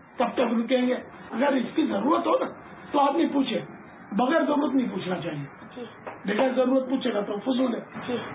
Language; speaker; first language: Urdu; native; Urdu